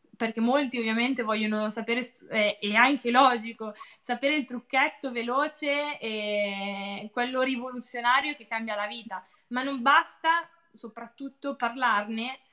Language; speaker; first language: Italian; native; Italian